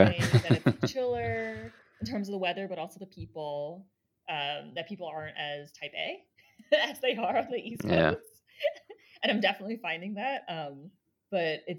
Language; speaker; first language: English; native; English